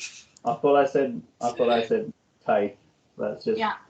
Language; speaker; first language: English; non-native, learner; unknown